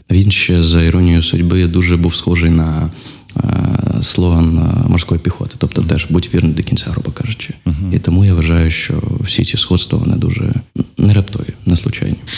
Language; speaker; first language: Ukrainian; non-native, local second language; Russian